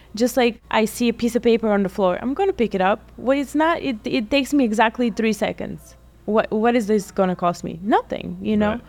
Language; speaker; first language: English; non-native, fluent; Bulgarian